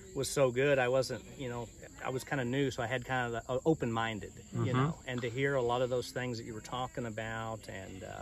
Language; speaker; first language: English; native; English